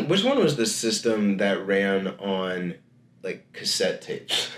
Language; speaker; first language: English; native; English